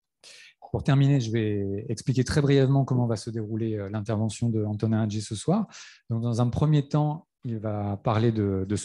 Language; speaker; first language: French; native; French